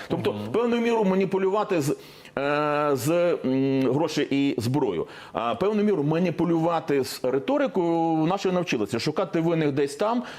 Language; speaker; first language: Ukrainian; non-native, local second language; Russian